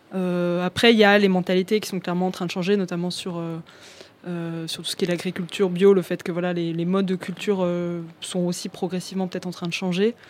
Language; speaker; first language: French; native; French